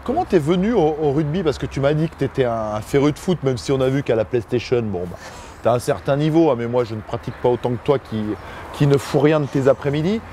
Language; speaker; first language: French; native; French